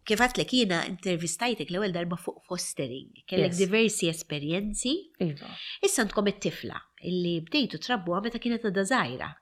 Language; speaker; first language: Maltese; native; Maltese